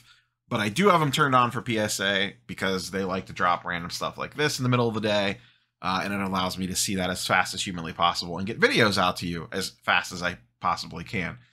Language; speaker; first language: English; native; English